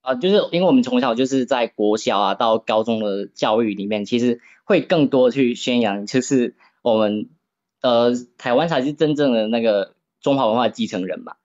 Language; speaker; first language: Chinese; native; Chinese